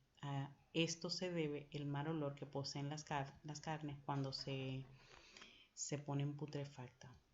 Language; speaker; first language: Spanish; native; Spanish